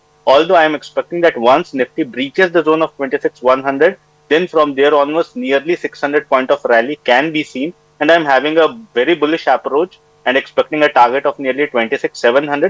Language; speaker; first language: English; non-native, local second language; Hindi